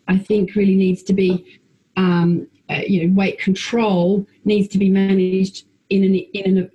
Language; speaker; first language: English; native; English